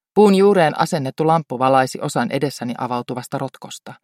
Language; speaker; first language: Finnish; native; Finnish